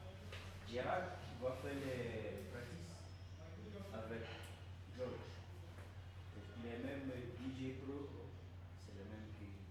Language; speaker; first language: French; non-native, learner; Portuguese